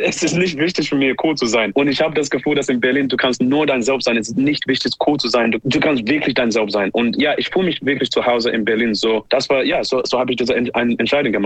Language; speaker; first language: German; non-native, fluent; English